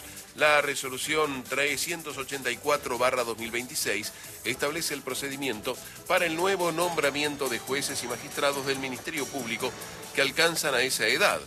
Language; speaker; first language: Spanish; native; Spanish